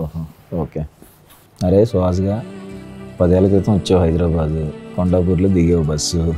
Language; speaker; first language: Telugu; native; Telugu